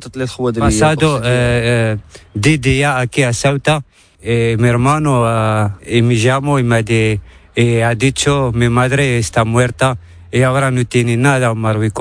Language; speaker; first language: Spanish; non-native, learner; Arabic